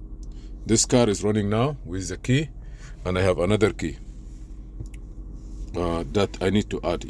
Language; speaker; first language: English; non-native, fluent; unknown